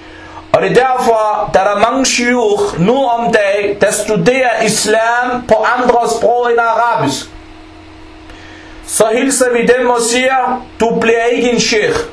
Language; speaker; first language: Danish; non-native, fluent; Arabic